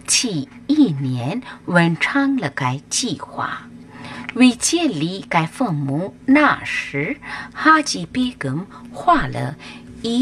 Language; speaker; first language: Chinese; non-native, learner; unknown